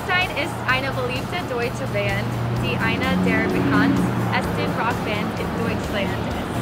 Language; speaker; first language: German; non-native, learner; English